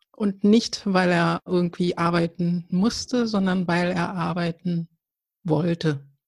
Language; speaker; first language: German; early bilingual, other home language; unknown